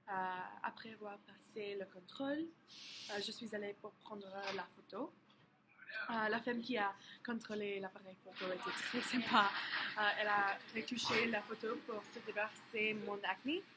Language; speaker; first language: French; non-native, learner; English